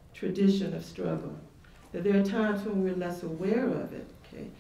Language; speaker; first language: English; native; English